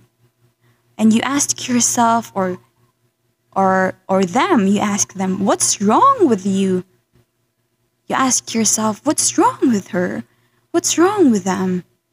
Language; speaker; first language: English; non-native, local second language; Cebuano